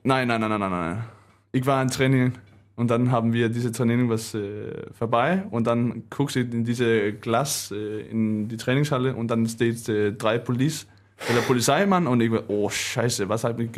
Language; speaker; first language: German; non-native, learner; Danish